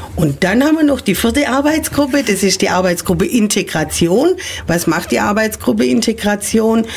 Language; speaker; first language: German; native; German